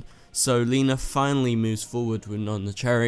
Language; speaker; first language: English; native; English